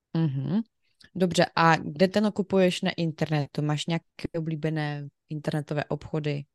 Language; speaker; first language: Czech; non-native, fluent; Ukrainian